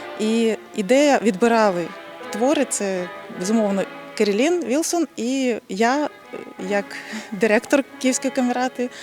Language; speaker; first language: Ukrainian; native; Ukrainian